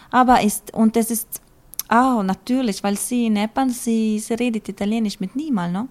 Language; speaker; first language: German; non-native, learner; Norwegian